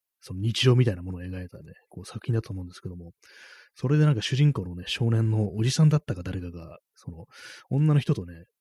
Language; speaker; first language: Japanese; native; Japanese